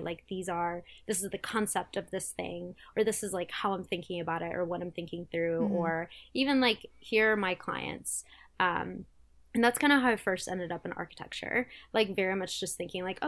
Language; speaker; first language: English; early bilingual, other home language; Spanish